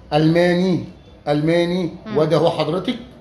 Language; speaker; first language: Arabic; native; Arabic